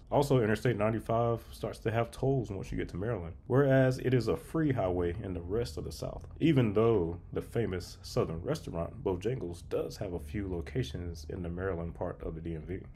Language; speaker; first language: English; native; English